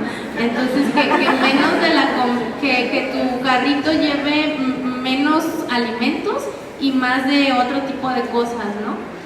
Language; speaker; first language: Spanish; native; Spanish